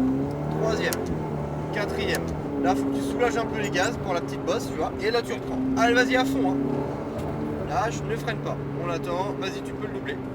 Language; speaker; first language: French; native; French